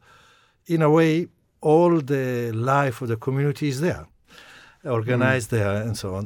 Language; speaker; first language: English; non-native, fluent; Italian